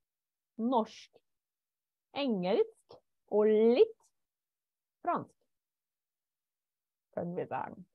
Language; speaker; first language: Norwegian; non-native, fluent; German